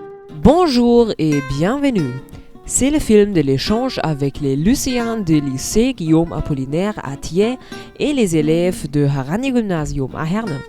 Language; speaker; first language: French; non-native, learner; German